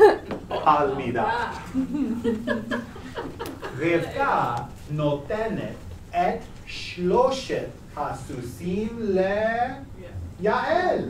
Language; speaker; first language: Hebrew; non-native, fluent; English